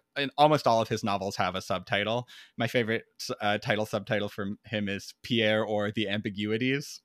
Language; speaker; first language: English; native; English